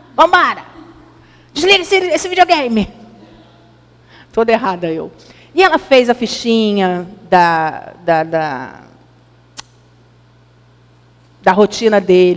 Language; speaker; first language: Portuguese; native; Portuguese